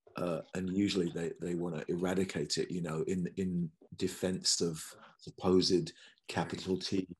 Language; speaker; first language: English; native; English